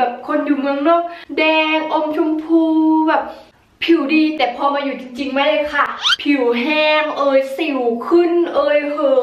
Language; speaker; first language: Thai; native; Thai